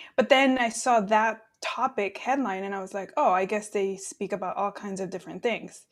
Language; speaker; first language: English; early bilingual, other home language; Spanish